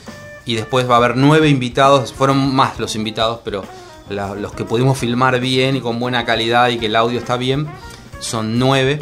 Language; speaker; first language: Spanish; native; Spanish